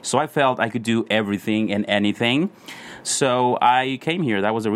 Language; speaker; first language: English; non-native, fluent; Spanish